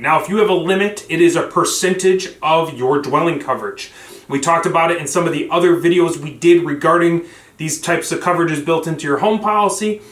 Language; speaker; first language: English; native; English